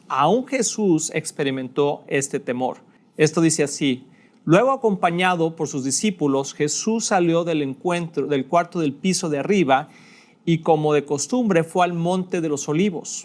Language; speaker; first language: Spanish; native; Spanish